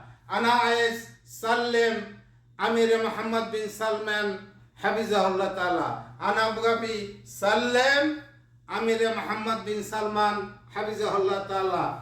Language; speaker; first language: Arabic; non-native, learner; Bangla